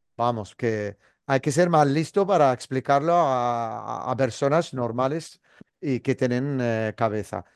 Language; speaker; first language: Spanish; non-native, fluent; Arabic